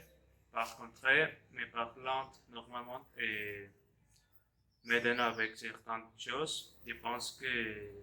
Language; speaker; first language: French; non-native, learner; Spanish